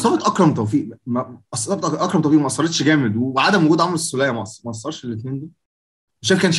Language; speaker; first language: Arabic; native; Arabic